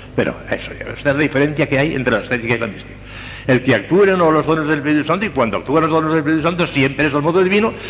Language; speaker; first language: Spanish; native; Spanish